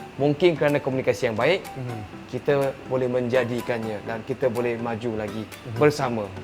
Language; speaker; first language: Malay; non-native, local second language; Chinese